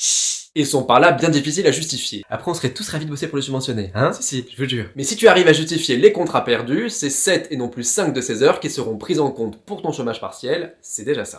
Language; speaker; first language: French; native; French